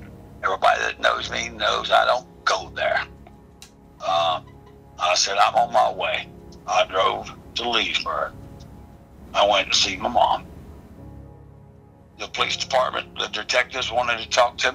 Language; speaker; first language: English; native; English